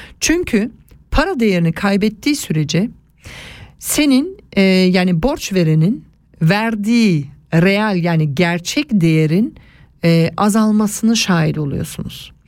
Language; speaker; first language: Turkish; early bilingual, heritage; Turkish